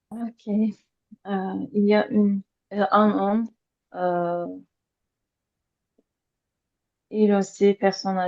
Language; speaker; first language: French; non-native, learner; Azerbaijani